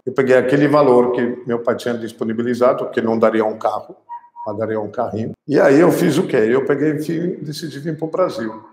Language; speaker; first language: Portuguese; non-native, fluent; Italian